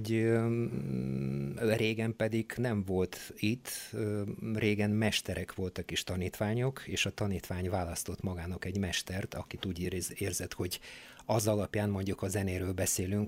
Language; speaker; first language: Hungarian; non-native, fluent; Bulgarian